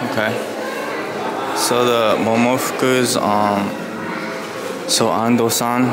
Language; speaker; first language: English; native; English